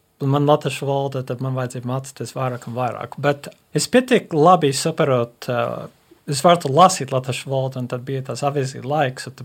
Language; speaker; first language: Latvian; early bilingual, heritage; Latvian